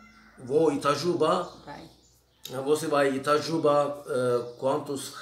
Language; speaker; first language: Portuguese; non-native, learner; Turkish